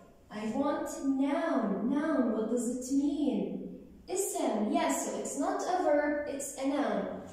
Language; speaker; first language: English; non-native, fluent; Arabic